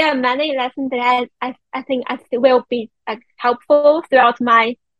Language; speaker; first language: English; non-native, fluent; Chinese